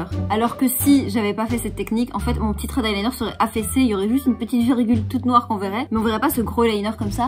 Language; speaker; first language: French; native; French